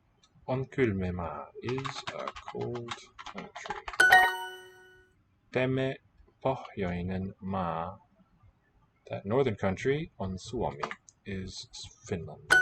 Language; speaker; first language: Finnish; non-native, learner; English